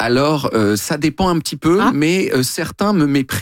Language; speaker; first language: French; native; French